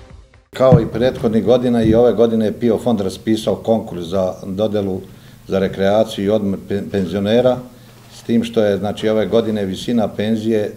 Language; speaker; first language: Serbian; native; Serbian